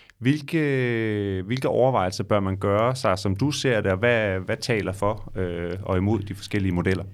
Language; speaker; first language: Danish; native; Danish